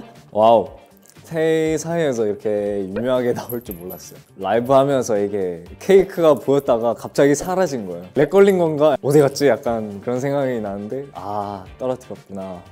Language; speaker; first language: Korean; non-native, fluent; English